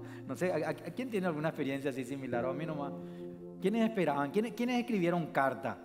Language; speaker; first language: Spanish; native; Spanish